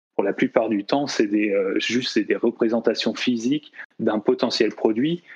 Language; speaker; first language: French; native; French